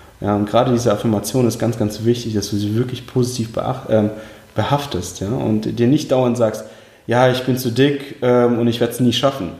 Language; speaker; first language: German; early bilingual, other home language; Russian